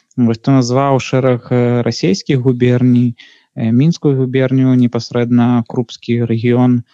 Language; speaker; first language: Belarusian; non-native, local second language; Russian